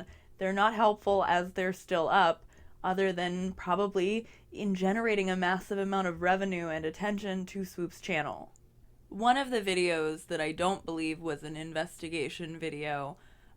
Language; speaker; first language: English; native; English